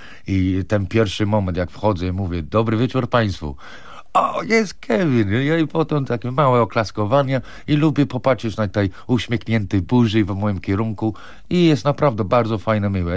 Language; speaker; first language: Polish; non-native, fluent; English